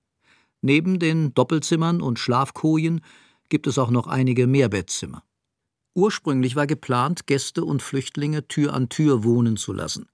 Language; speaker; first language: German; native; German